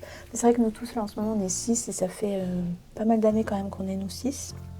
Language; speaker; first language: French; native; French